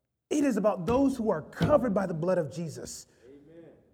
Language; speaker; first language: English; native; English